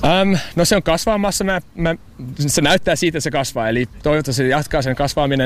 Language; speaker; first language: Finnish; non-native, fluent; English